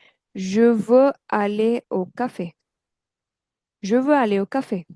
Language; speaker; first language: French; non-native, fluent; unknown